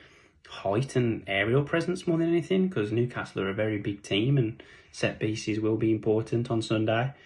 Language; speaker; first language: English; native; English